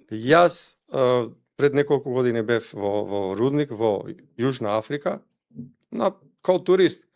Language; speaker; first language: Macedonian; non-native, local second language; Albanian